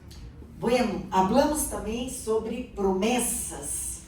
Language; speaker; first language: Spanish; non-native, learner; Portuguese